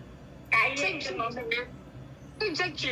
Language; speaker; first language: Chinese; non-native, learner; Indonesian